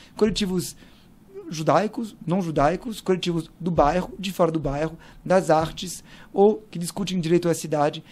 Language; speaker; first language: Portuguese; non-native, fluent; French